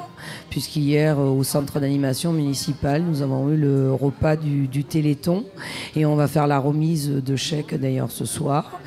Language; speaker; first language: French; native; French